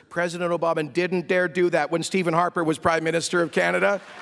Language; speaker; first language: English; native; English